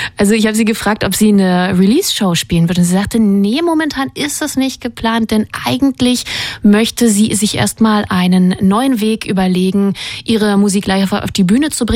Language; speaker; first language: German; native; German